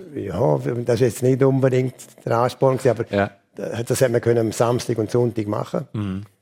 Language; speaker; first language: German; native; German